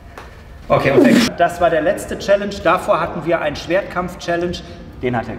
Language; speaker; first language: German; native; German